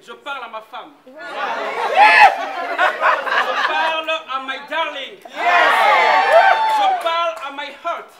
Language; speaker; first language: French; non-native, local second language; Lingala